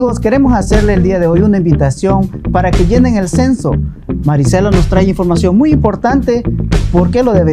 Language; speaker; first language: Spanish; native; Spanish